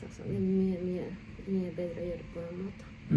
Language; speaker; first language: Norwegian; non-native, fluent; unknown